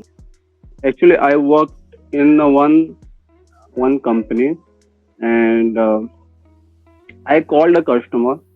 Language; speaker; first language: English; non-native, learner; Hindi